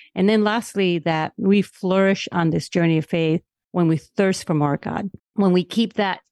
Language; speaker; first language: English; non-native, fluent; Spanish